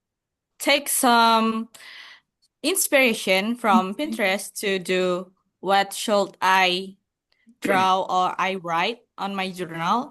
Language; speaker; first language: English; non-native, learner; Indonesian